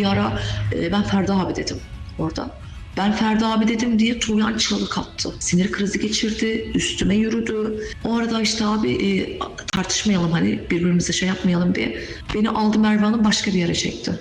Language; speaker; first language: Turkish; native; Turkish